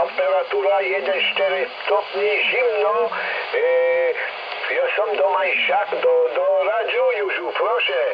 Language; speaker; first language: Polish; non-native, learner; French